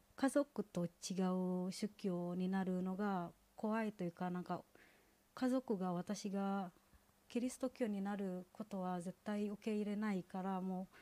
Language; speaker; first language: Japanese; non-native, fluent; Indonesian